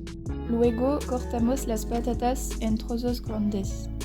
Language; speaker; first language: Spanish; non-native, learner; French